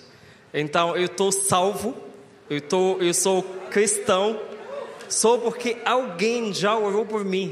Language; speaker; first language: Portuguese; non-native, fluent; Arabic